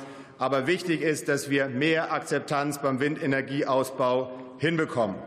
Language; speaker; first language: German; native; German